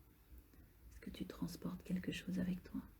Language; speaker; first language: French; native; French